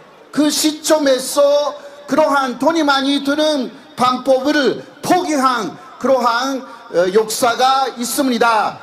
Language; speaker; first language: Korean; non-native, fluent; Japanese